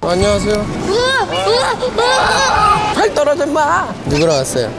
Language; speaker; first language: Korean; native; Korean